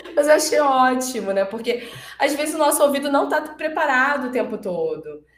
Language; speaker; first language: Portuguese; native; Portuguese